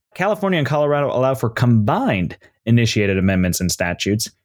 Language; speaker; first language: English; native; English